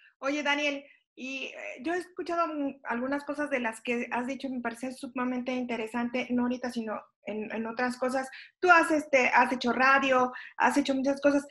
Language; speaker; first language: Spanish; native; Spanish